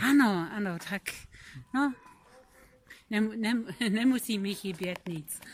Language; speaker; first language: Czech; non-native, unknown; English